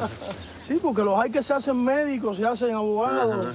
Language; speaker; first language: Spanish; native; Spanish